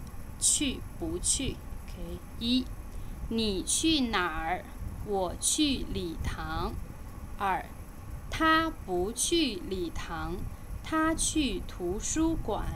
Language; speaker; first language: Chinese; non-native, fluent; Lao